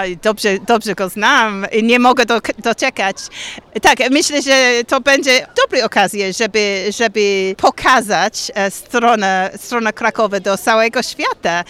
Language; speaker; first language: Polish; non-native, learner; English